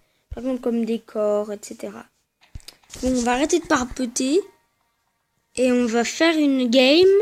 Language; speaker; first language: French; native; French